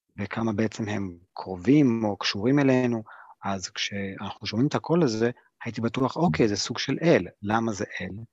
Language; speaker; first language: Hebrew; early bilingual, other home language; English